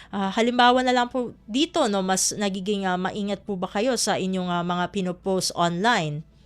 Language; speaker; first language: Filipino; native; Filipino